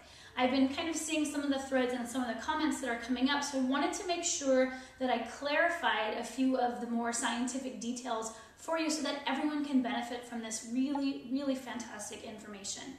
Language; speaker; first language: English; native; English